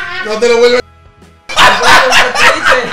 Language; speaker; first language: Spanish; native; Spanish